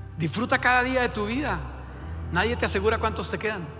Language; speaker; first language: Spanish; native; Spanish